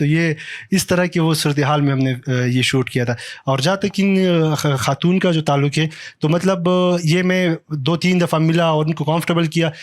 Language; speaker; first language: Urdu; non-native, local second language; Pashto